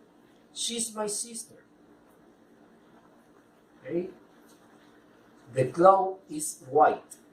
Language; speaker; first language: English; non-native, fluent; Spanish